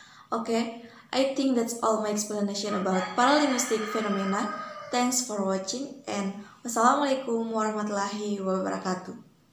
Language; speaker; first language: English; non-native, fluent; Indonesian